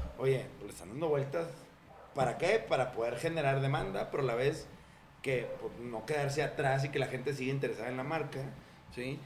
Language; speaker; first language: Spanish; native; Spanish